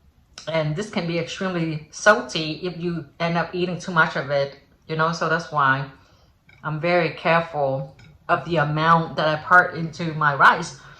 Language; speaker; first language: English; early bilingual, other home language; Vietnamese